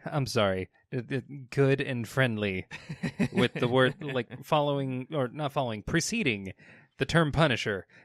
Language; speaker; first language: English; native; English